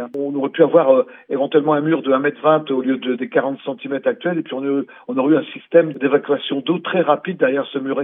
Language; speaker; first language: French; native; French